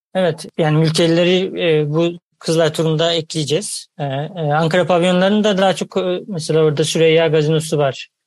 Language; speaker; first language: Turkish; native; Turkish